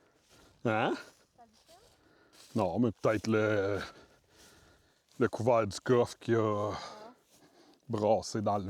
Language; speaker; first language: French; native; French